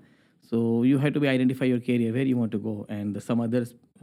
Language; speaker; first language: English; non-native, local second language; Urdu